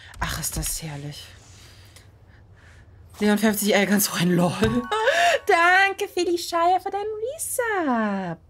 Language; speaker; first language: German; native; German